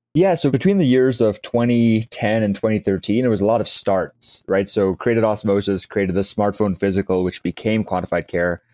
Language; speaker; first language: English; native; English